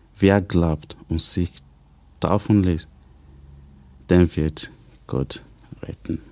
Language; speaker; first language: German; non-native, learner; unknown